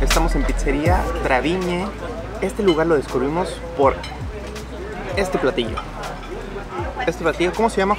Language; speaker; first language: Spanish; native; Spanish